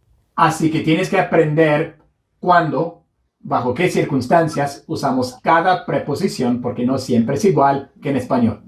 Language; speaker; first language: Spanish; non-native, fluent; English